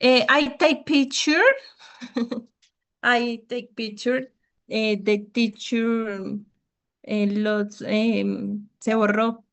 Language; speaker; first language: English; non-native, learner; Spanish